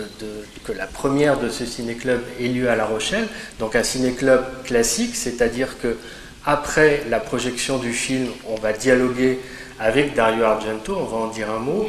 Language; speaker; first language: French; native; French